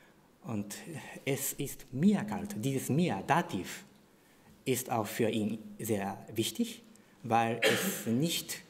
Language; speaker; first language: German; non-native, fluent; Japanese